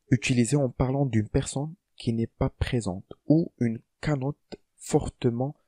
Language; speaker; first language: French; non-native, local second language; Arabic